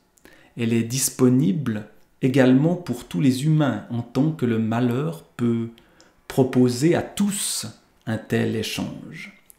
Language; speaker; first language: French; native; French